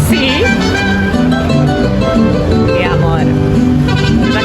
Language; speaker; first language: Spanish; non-native, learner; Polish